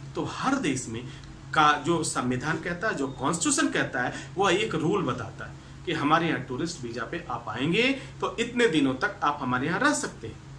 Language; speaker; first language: Hindi; native; Hindi